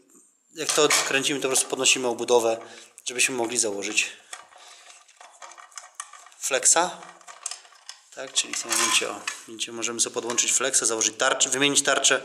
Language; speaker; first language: Polish; native; Polish